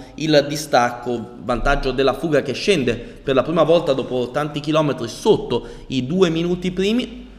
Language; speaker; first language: Italian; native; Italian